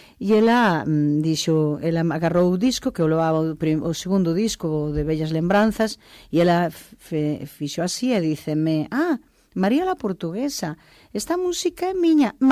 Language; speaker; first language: Galician; early bilingual, other home language; Portuguese